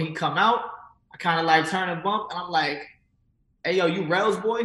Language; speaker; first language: English; native; English